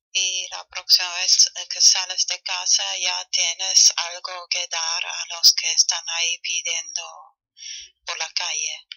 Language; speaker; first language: Spanish; non-native, fluent; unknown